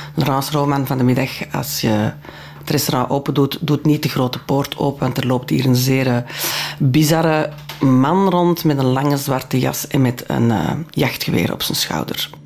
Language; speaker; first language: Dutch; non-native, local second language; French